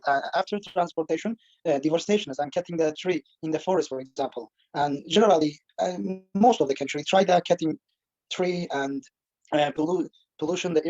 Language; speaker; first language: English; non-native, learner; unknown